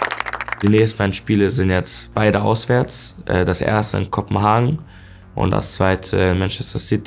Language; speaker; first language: German; native; German